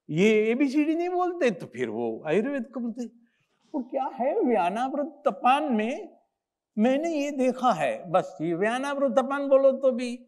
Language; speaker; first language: Hindi; non-native, local second language; Gujarati